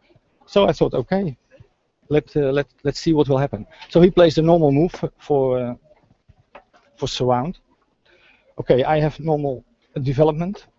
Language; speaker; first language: English; non-native, fluent; Dutch